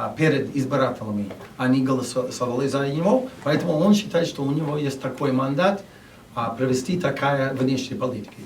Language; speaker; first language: Russian; non-native, fluent; English